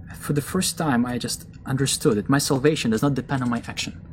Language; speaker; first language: English; early bilingual, other home language; Russian